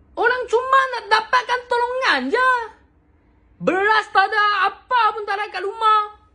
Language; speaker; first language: Malay; non-native, local second language; Chinese